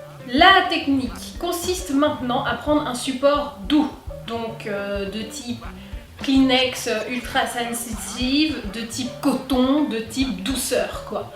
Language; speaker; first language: French; native; French